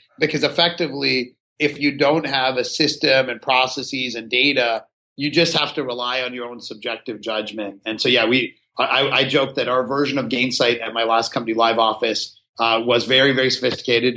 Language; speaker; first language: English; native; English